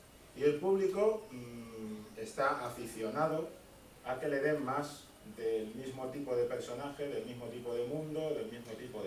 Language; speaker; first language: Spanish; native; Spanish